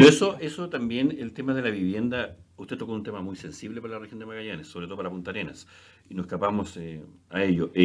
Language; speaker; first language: Spanish; native; Spanish